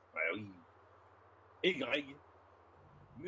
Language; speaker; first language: French; native; French